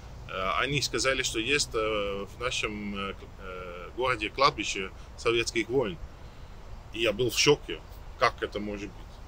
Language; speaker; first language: Russian; non-native, fluent; Dutch